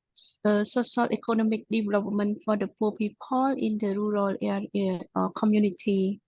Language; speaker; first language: English; non-native, local second language; Khmer